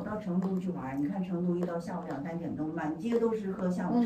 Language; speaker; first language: Chinese; native; Chinese